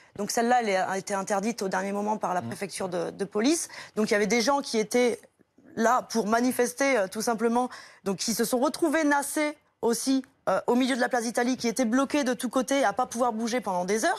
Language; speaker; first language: French; native; French